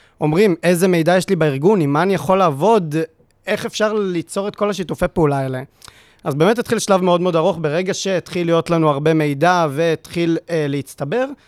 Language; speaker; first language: Hebrew; native; Hebrew